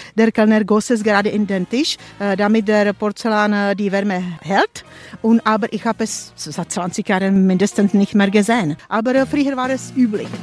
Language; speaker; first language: German; non-native, fluent; Czech